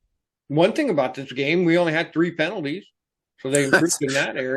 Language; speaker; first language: English; native; English